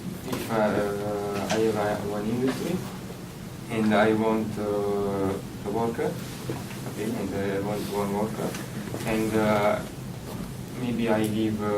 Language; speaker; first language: English; non-native, learner; Italian